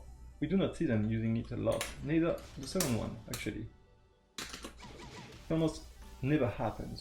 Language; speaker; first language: English; non-native, fluent; French